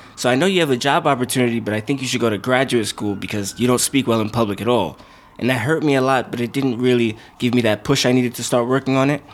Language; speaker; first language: English; native; English